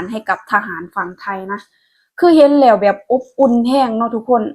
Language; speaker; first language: Thai; non-native, local second language; Lao